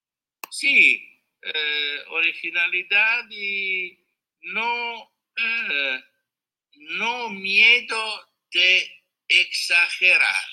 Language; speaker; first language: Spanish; non-native, learner; Italian